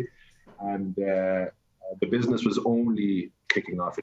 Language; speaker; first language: English; native; English